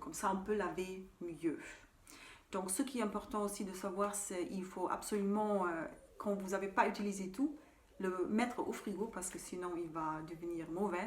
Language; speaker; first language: French; non-native, fluent; German